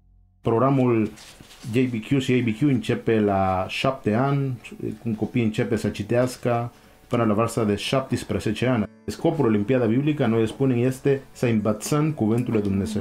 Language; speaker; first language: Romanian; non-native, learner; English